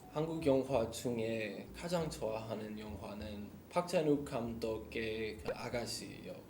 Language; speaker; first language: Korean; non-native, learner; English